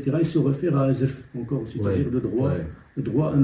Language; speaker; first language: French; non-native, local second language; Tachelhit